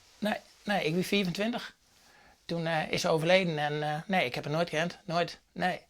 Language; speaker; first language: Dutch; non-native, local second language; Western Frisian